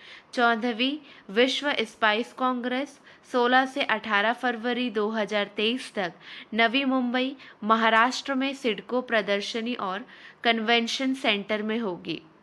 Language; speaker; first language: Hindi; native; Hindi